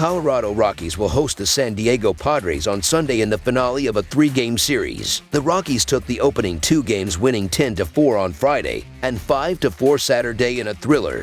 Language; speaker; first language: English; native; English